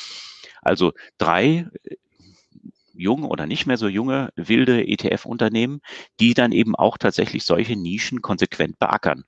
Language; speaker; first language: German; native; German